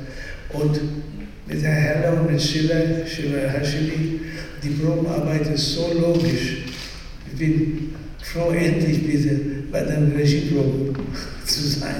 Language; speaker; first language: German; non-native, fluent; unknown